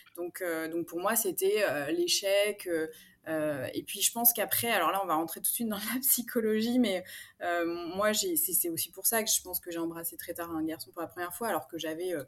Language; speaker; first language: French; native; French